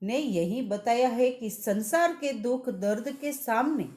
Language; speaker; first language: Hindi; non-native, local second language; Gujarati